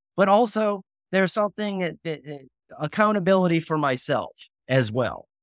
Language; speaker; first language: English; native; English